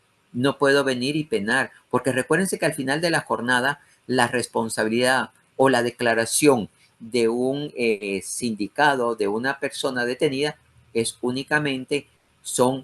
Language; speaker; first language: Spanish; native; Spanish